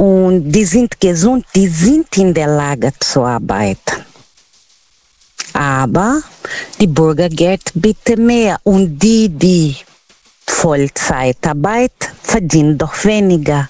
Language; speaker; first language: German; non-native, learner; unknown